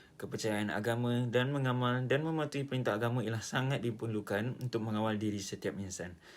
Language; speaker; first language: Malay; native; Malay